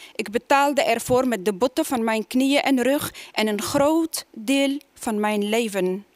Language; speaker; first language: Dutch; non-native, fluent; Arabic